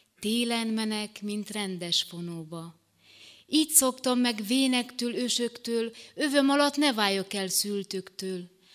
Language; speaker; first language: Hungarian; native; Hungarian